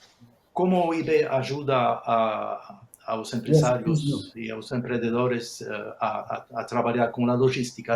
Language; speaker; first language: Portuguese; non-native, fluent; Spanish